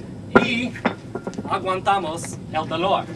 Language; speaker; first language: Spanish; non-native, learner; English